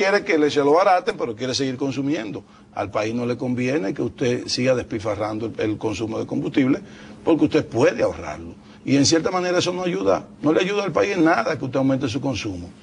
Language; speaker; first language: Spanish; native; Spanish